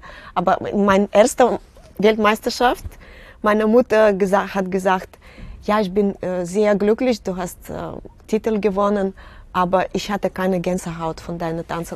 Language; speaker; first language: German; non-native, fluent; Russian